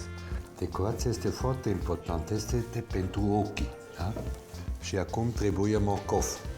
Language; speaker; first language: Romanian; non-native, learner; Swiss German